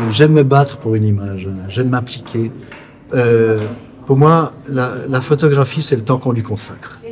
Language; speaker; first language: French; native; French